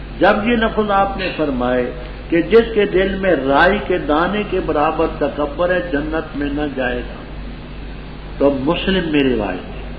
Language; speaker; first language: Urdu; non-native, local second language; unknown